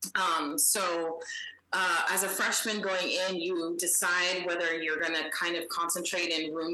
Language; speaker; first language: English; native; English